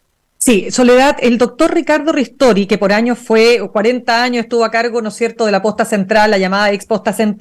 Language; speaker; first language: Spanish; native; Spanish